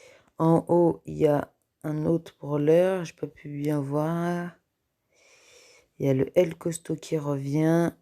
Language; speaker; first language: French; native; French